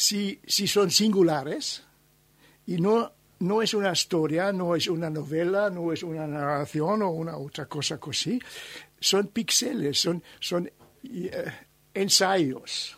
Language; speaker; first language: Spanish; non-native, learner; German